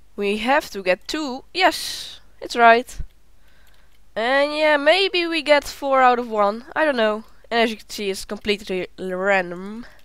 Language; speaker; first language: English; non-native, learner; Dutch